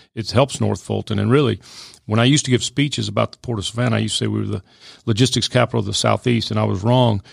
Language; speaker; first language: English; native; English